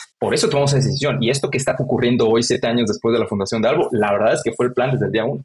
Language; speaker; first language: Spanish; native; Spanish